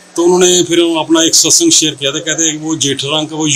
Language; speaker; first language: Hindi; native; Hindi